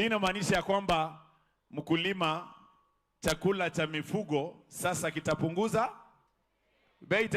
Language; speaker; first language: Swahili; non-native, local second language; Meru